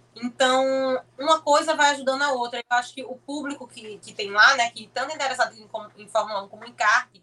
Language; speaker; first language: Portuguese; native; Portuguese